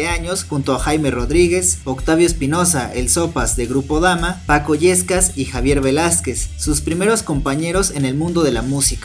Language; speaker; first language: Spanish; native; Spanish